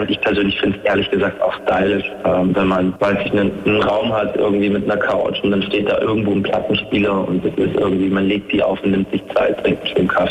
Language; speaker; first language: German; native; German